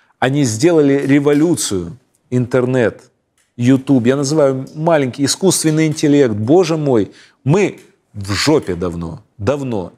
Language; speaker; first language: Russian; native; Russian